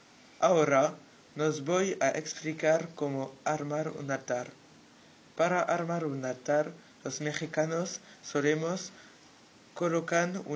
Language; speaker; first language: Spanish; non-native, learner; French